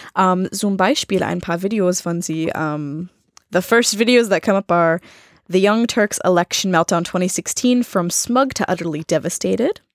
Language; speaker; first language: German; non-native, learner; English